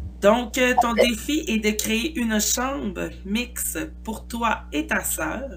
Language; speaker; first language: French; native; French